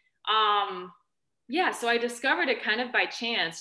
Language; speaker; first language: English; early bilingual, other home language; Romanian